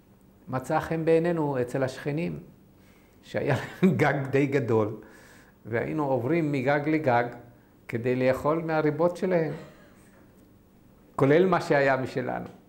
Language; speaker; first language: Hebrew; non-native, fluent; Arabic